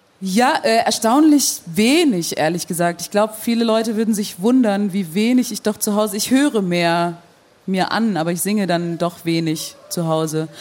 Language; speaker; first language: German; native; German